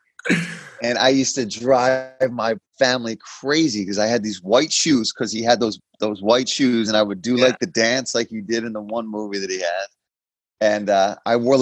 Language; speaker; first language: English; native; English